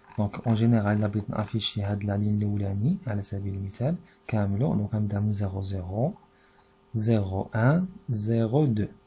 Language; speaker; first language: French; non-native, local second language; Arabic